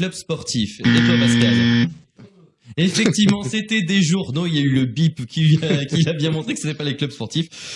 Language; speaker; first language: French; native; French